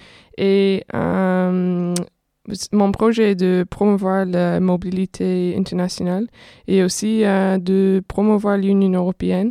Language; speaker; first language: French; non-native, fluent; English